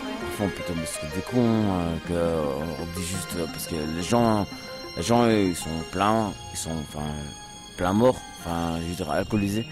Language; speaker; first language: French; early bilingual, other home language; Portuguese